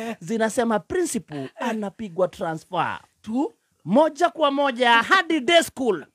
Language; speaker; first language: Swahili; non-native, local second language; Kikuyu